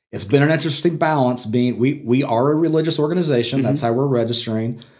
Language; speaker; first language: English; native; English